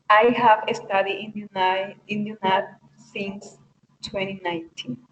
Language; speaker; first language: English; non-native, learner; Spanish